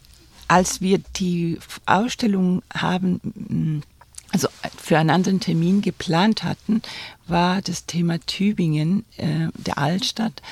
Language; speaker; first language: German; non-native, fluent; Spanish